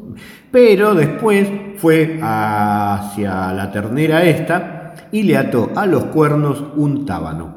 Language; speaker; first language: Spanish; native; Spanish